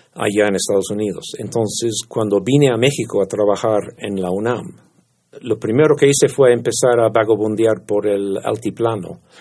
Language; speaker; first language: Spanish; non-native, fluent; English